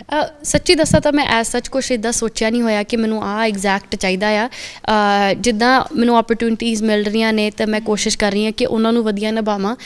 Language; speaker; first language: Punjabi; early bilingual, heritage; Punjabi